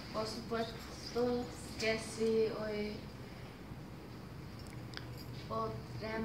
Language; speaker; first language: Spanish; non-native, learner; English